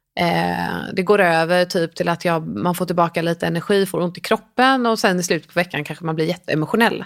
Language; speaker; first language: Swedish; native; Swedish